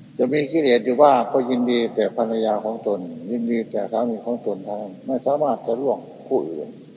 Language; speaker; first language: Thai; native; Thai